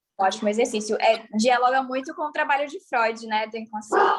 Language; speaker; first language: Portuguese; native; Portuguese